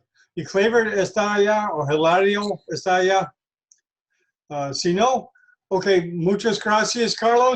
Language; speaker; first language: Spanish; non-native, learner; English